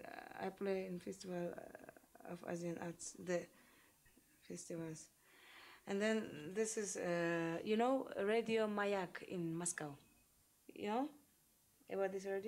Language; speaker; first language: English; non-native, learner; Uzbek